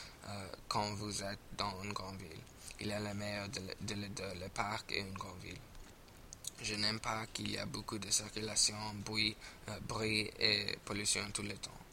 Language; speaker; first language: French; non-native, learner; English